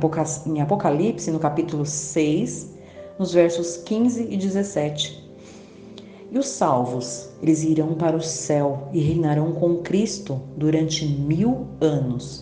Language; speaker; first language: Portuguese; native; Portuguese